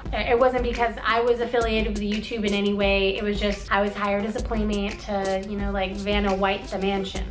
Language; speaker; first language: English; native; English